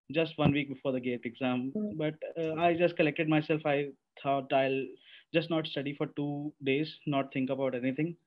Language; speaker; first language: English; non-native, local second language; Hindi